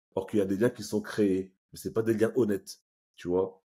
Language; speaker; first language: French; native; French